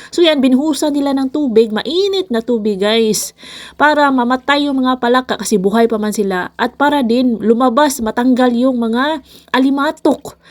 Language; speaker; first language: Filipino; non-native, local second language; Cebuano